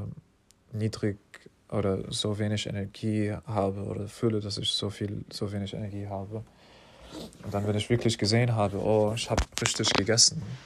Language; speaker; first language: German; non-native, fluent; English